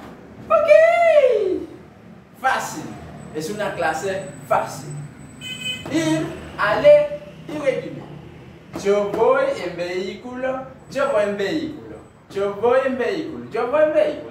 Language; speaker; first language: Spanish; non-native, fluent; Haitian Creole